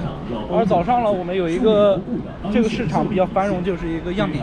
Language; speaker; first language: Chinese; native; Chinese